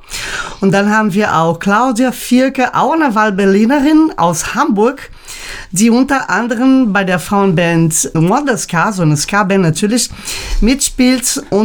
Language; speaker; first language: German; native; German